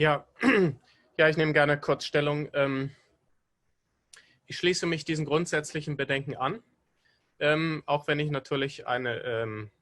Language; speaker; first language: German; native; German